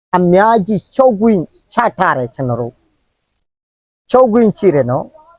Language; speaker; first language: Burmese; non-native, local second language; Rohingya